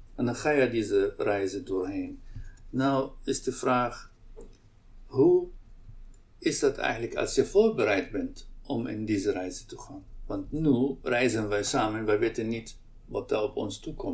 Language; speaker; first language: Dutch; non-native, local second language; Arabic